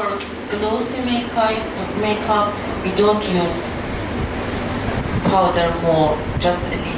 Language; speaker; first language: English; non-native, learner; Persian